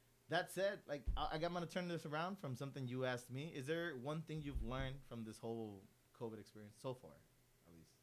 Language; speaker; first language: English; early bilingual, other home language; Spanish